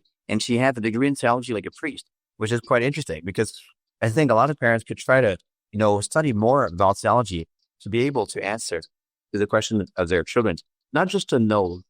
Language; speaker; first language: English; non-native, fluent; French